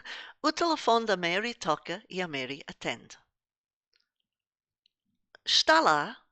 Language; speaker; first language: Portuguese; non-native, fluent; English